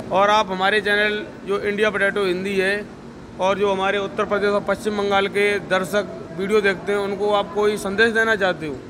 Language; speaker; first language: Hindi; native; Hindi